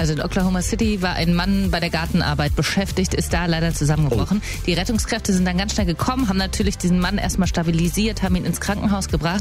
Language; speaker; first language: German; native; German